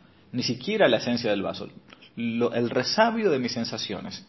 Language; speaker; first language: Spanish; native; Spanish